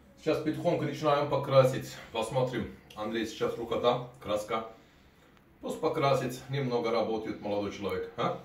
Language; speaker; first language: Russian; non-native, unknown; Turkish